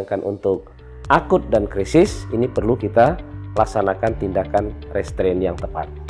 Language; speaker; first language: Indonesian; native; Indonesian